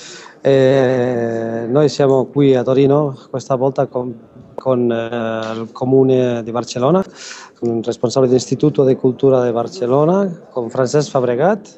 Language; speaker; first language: Italian; non-native, learner; Catalan